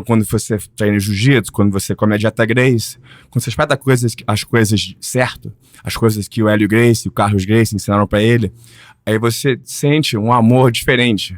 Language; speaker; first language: Portuguese; early bilingual, heritage; Portuguese